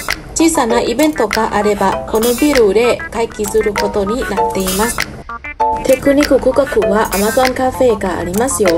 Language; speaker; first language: Japanese; non-native, learner; Thai